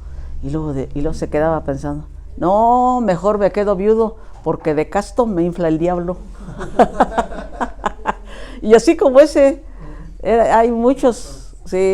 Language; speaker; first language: Spanish; native; Spanish